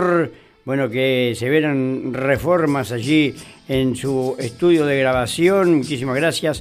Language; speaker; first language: Spanish; native; Spanish